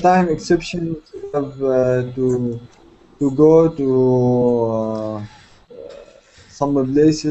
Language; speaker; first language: English; non-native, learner; Arabic